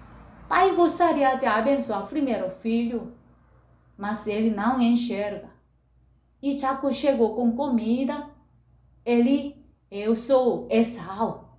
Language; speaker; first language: Portuguese; non-native, learner; Korean